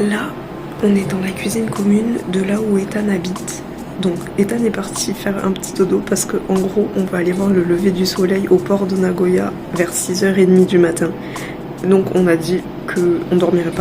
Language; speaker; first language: French; native; French